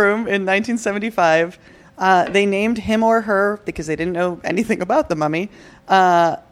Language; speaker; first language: English; native; English